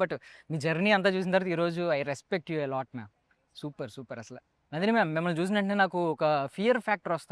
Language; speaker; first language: Telugu; native; Telugu